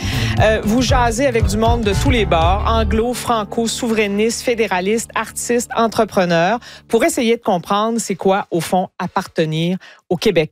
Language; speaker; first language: French; native; French